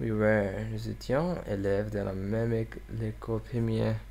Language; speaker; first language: French; non-native, learner; English